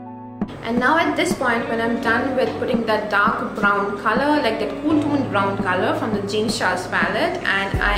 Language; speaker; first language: English; non-native, local second language; Bangla